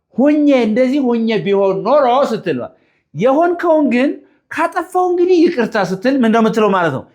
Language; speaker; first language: Amharic; native; Amharic